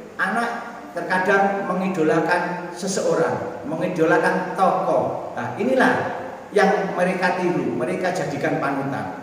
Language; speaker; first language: Indonesian; native; Indonesian